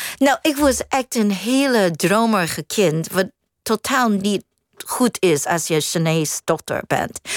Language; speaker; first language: Dutch; non-native, fluent; Cantonese